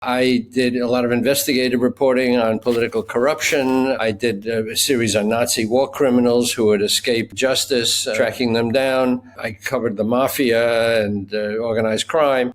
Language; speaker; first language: English; native; English